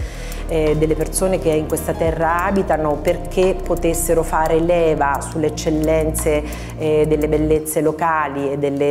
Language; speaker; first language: Italian; native; Italian